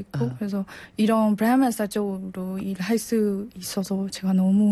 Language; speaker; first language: Korean; non-native, fluent; Burmese